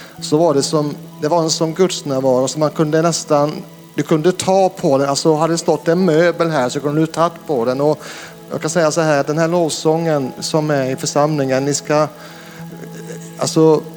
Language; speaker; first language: Swedish; native; Swedish